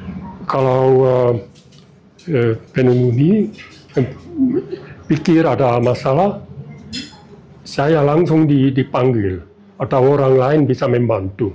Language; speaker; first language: Indonesian; non-native, learner; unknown